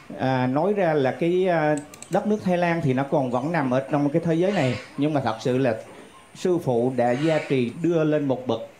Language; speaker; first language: Vietnamese; native; Vietnamese